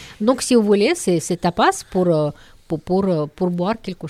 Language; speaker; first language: French; non-native, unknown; Russian